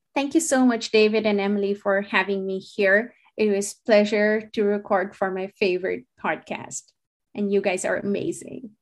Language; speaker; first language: English; non-native, local second language; Hindi